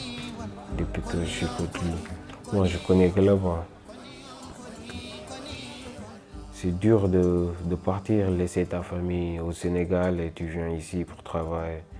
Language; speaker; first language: French; non-native, local second language; Wolof